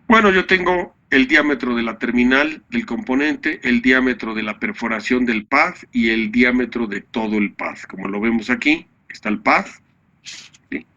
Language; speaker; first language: Spanish; native; Spanish